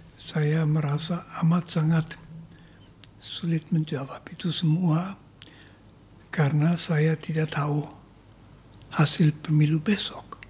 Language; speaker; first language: Indonesian; non-native, fluent; German